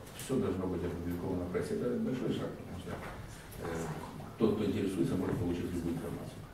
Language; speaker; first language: Russian; non-native, local second language; Ukrainian